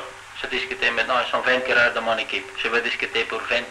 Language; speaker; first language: French; non-native, local second language; Dutch